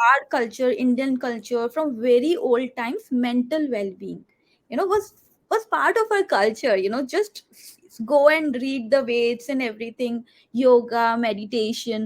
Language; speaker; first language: English; non-native, local second language; Hindi